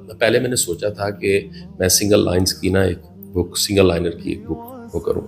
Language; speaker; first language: Urdu; non-native, local second language; Punjabi